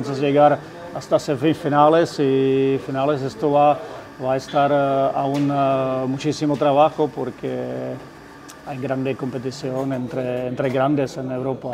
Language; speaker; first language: Spanish; non-native, fluent; Czech